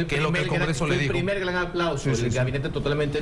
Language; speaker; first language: Spanish; native; Spanish